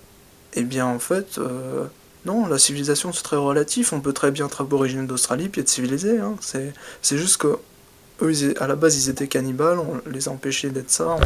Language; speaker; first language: French; native; French